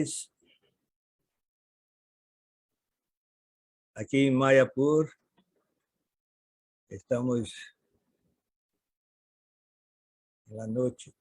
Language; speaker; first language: Spanish; non-native, learner; Portuguese